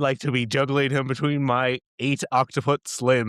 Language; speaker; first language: English; native; English